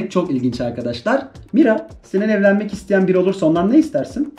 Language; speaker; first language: Turkish; native; Turkish